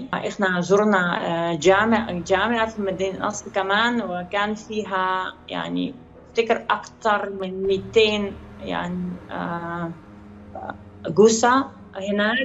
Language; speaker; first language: Arabic; non-native, fluent; Dutch